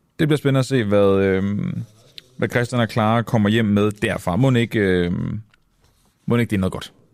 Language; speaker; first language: Danish; native; Danish